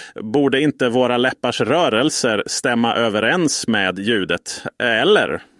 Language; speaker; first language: Swedish; native; Swedish